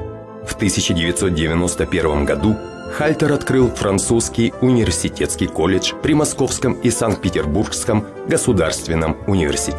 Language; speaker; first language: Russian; native; Russian